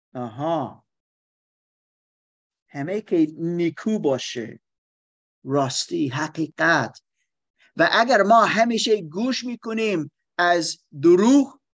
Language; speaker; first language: Persian; non-native, learner; German